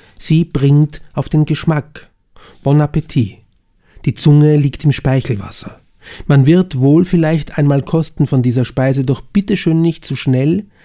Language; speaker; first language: German; native; German